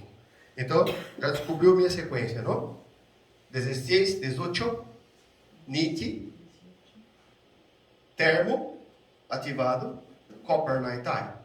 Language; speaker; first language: Spanish; non-native, learner; Portuguese